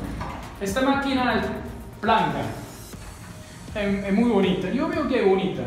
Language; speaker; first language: Spanish; non-native, learner; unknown